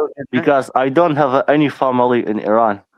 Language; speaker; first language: English; non-native, learner; Persian